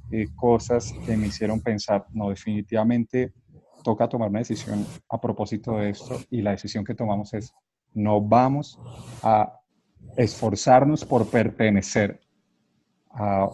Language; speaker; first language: Spanish; native; Spanish